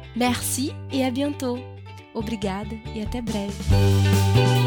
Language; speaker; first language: French; non-native, fluent; Portuguese